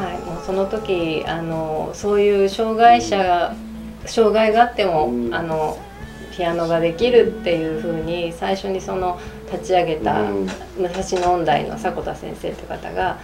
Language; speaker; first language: Japanese; native; Japanese